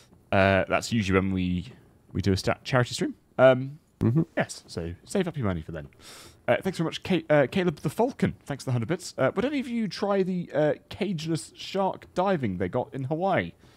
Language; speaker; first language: English; native; English